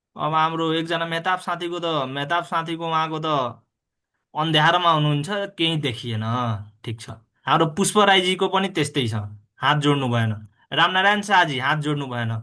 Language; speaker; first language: Nepali; non-native, local second language; Bhojpuri